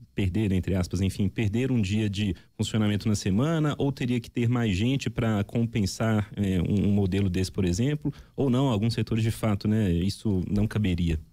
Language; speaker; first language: Portuguese; native; Portuguese